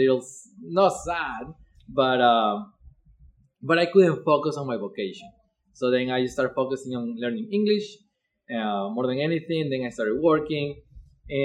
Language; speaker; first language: English; non-native, fluent; Spanish